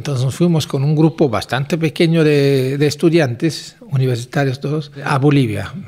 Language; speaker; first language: Spanish; non-native, fluent; German